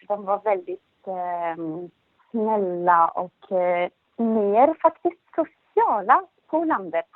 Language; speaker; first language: Swedish; non-native, learner; Arabic